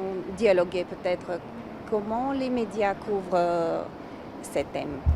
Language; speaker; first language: French; non-native, fluent; Bulgarian